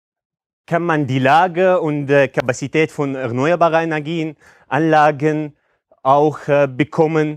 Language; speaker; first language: German; non-native, fluent; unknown